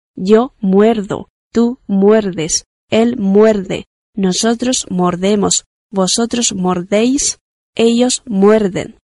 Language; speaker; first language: Spanish; non-native, fluent; Chinese